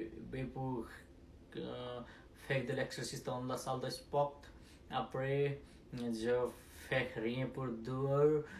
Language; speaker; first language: French; non-native, learner; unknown